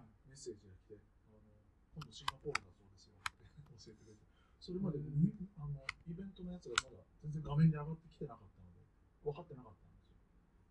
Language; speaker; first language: Japanese; native; Japanese